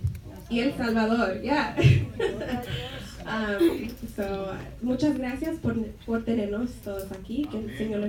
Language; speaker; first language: Spanish; early bilingual, heritage; Spanish